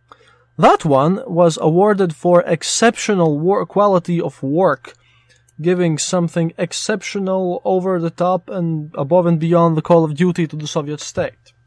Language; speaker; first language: English; non-native, fluent; Latvian